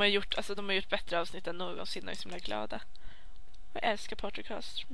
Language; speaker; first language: Swedish; native; Swedish